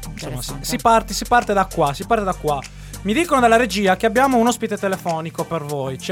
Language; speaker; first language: Italian; native; Italian